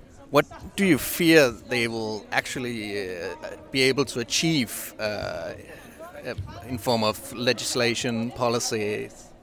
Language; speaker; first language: English; non-native, fluent; Danish